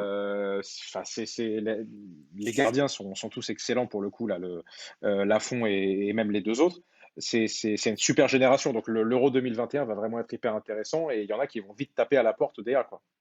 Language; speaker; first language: French; native; French